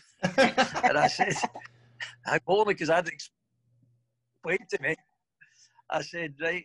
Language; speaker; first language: English; native; English